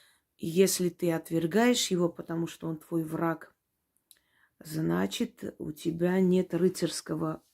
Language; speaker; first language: Russian; native; Russian